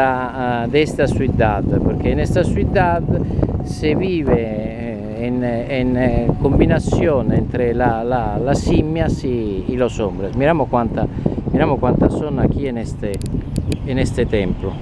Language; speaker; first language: Spanish; non-native, learner; Italian